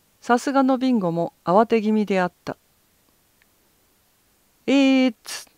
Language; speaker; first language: Japanese; native; Japanese